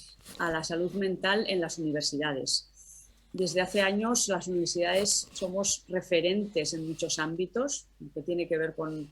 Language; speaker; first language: Spanish; native; Spanish